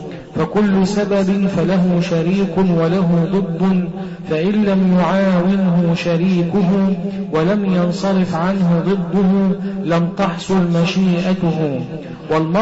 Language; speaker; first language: Arabic; native; Arabic